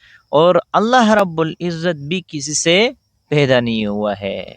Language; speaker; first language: Hindi; native; Hindi